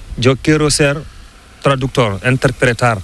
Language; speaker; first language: Spanish; non-native, learner; Fula